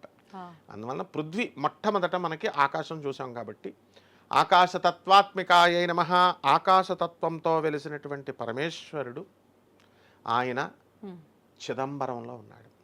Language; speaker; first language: Telugu; native; Telugu